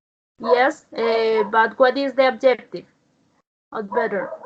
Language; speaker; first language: English; non-native, learner; Spanish